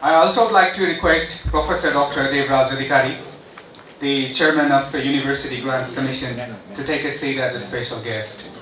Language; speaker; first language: English; non-native, local second language; Nepali